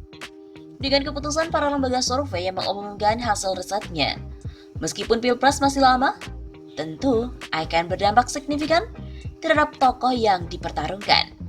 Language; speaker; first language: Indonesian; native; Indonesian